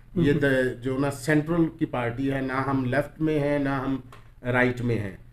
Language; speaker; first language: Urdu; non-native, local second language; Punjabi